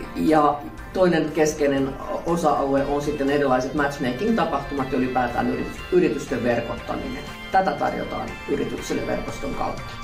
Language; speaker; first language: Finnish; native; Finnish